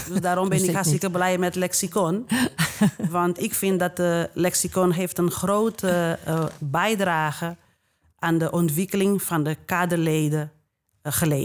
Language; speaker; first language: Dutch; non-native, fluent; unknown